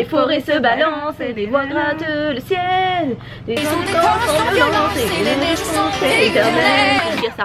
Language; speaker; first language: French; native; French